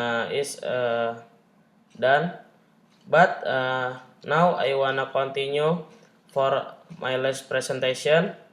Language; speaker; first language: English; non-native, learner; Indonesian